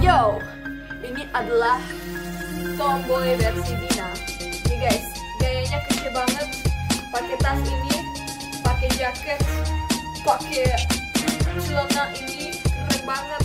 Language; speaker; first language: Indonesian; early bilingual, other home language; Russian